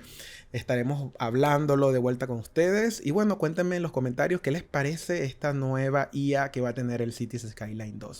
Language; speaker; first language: Spanish; native; Spanish